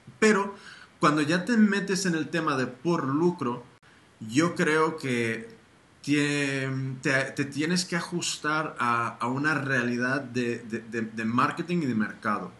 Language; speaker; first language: Spanish; early bilingual, heritage; Spanish